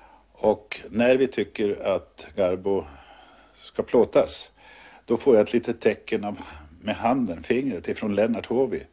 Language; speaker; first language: Swedish; native; Swedish